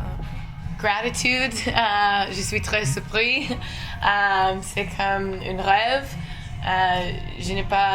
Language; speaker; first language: French; non-native, learner; English